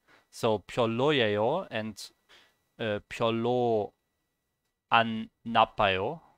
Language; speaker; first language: Korean; non-native, learner; German